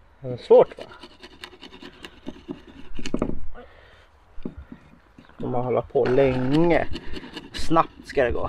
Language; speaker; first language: Swedish; non-native, fluent; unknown